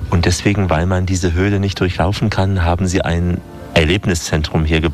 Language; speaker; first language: German; native; German